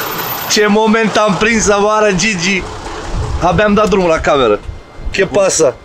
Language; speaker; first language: Romanian; native; Romanian